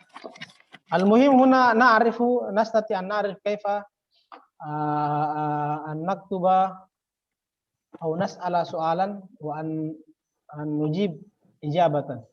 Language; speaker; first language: Arabic; non-native, fluent; Indonesian